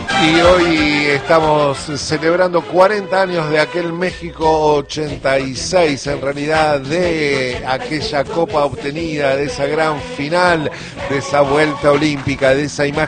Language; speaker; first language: Spanish; native; Spanish